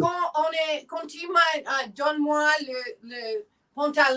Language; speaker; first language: French; non-native, learner; English